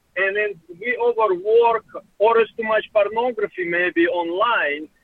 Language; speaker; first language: English; non-native, learner; Russian